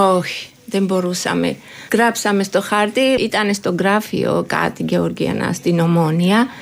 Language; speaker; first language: Greek; non-native, learner; Georgian